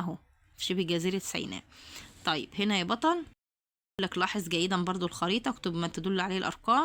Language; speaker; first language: Arabic; native; Arabic